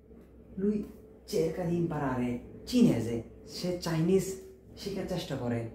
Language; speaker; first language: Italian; non-native, fluent; Bangla